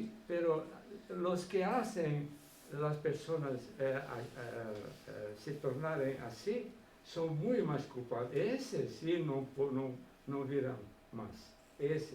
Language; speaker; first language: Spanish; non-native, fluent; Portuguese